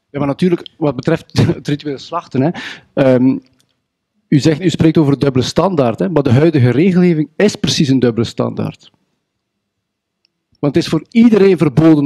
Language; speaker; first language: Dutch; native; Dutch